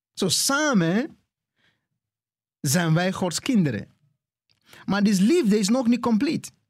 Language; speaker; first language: Dutch; non-native, fluent; English